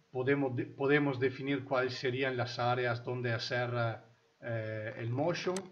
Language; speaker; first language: Spanish; non-native, fluent; Italian